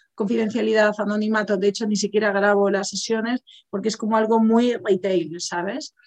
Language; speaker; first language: Spanish; native; Spanish